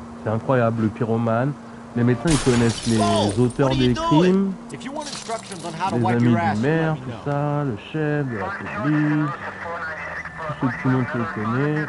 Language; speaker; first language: French; native; French